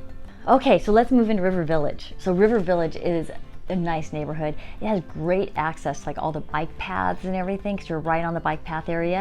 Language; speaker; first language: English; native; English